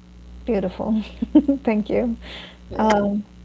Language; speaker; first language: English; native; English